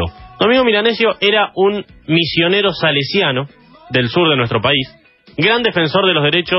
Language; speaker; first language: Spanish; native; Spanish